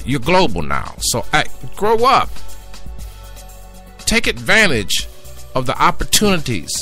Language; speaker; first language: English; native; English